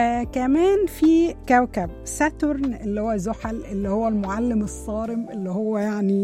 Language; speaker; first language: Arabic; native; Arabic